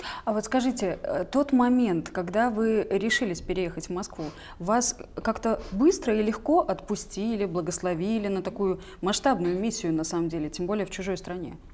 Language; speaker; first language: Russian; native; Russian